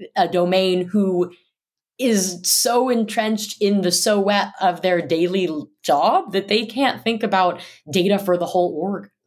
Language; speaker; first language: English; native; English